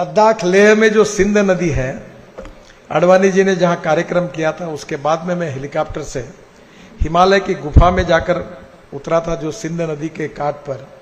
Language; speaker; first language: Hindi; non-native, local second language; Marathi